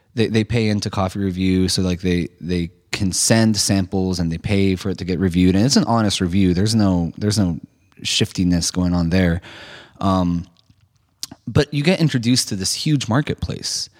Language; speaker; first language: English; native; English